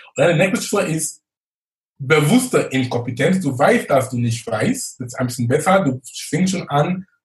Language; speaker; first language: German; non-native, fluent; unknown